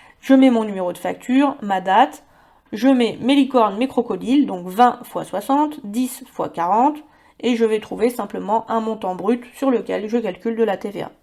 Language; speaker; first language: French; native; French